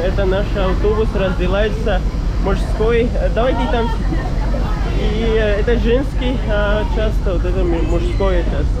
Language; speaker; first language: Russian; non-native, learner; Pashto